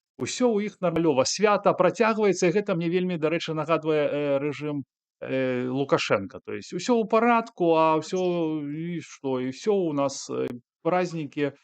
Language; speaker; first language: Belarusian; non-native, local second language; Russian